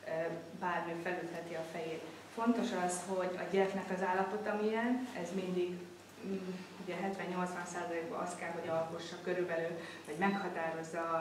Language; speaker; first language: Hungarian; native; Hungarian